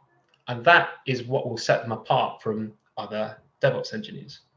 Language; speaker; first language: English; native; English